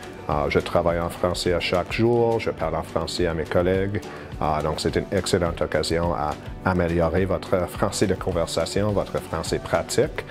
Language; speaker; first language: French; non-native, local second language; English